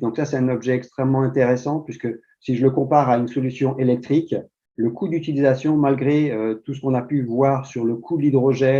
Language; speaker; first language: French; native; French